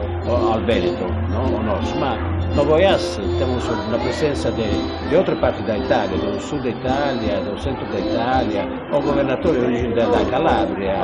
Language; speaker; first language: Portuguese; non-native, fluent; Italian